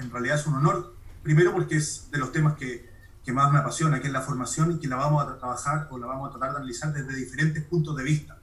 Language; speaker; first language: Spanish; native; Spanish